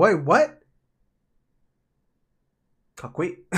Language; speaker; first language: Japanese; non-native, learner; Spanish